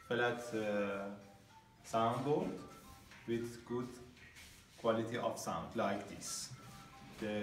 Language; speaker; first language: English; non-native, learner; Persian